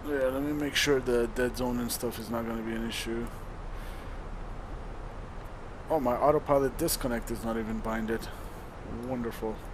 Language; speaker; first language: English; native; English